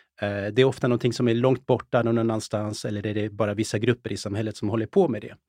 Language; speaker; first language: Swedish; early bilingual, other home language; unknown